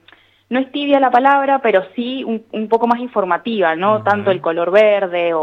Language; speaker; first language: Spanish; native; Spanish